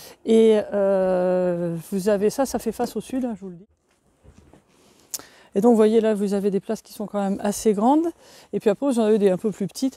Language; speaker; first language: French; native; French